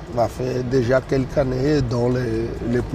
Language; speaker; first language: French; non-native, learner; Portuguese